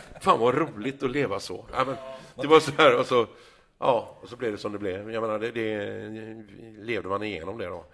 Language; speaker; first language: Swedish; native; Swedish